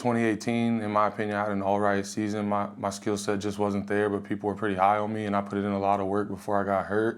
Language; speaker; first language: English; native; English